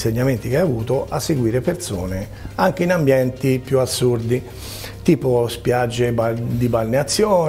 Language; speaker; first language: Italian; native; Italian